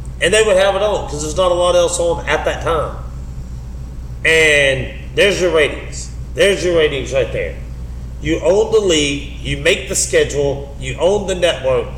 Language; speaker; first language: English; native; English